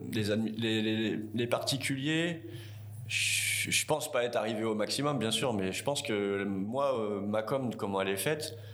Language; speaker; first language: French; native; French